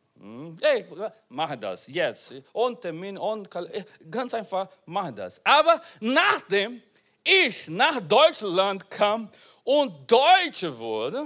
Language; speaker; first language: German; non-native, learner; Portuguese